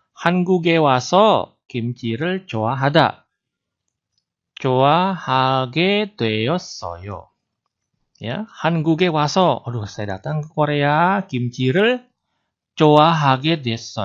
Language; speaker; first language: Korean; non-native, fluent; Indonesian